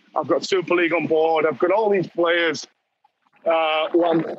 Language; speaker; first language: English; native; English